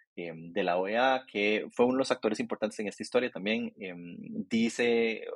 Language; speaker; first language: Spanish; native; Spanish